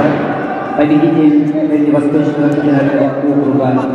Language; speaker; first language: Russian; native; Russian